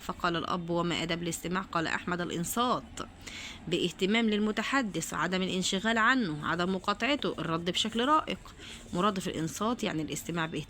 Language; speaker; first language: Arabic; native; Arabic